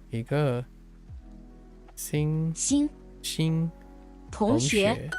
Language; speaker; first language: Chinese; non-native, learner; English